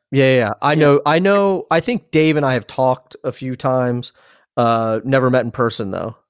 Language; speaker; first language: English; native; English